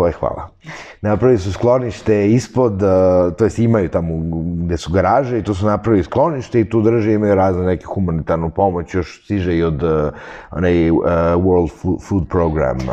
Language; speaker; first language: Serbian; early bilingual, heritage; Serbian